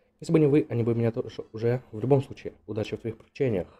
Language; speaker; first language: Russian; native; Russian